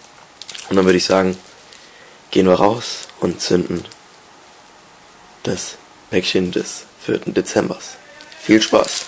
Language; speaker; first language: German; native; German